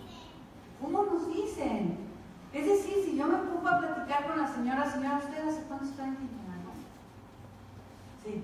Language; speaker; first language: Spanish; native; Spanish